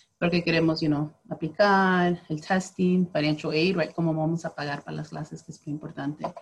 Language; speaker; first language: Spanish; early bilingual, heritage; Spanish